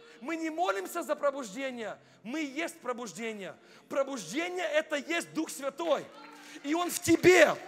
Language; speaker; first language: Russian; non-native, fluent; English